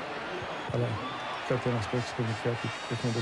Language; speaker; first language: Greek; non-native, fluent; Bosnian